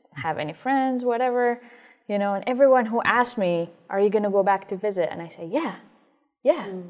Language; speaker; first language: English; non-native, fluent; Arabic